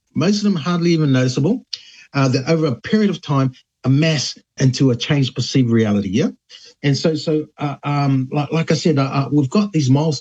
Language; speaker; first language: English; native; English